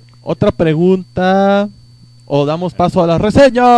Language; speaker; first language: Spanish; native; Spanish